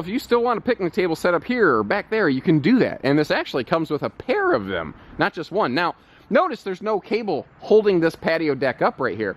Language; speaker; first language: English; native; English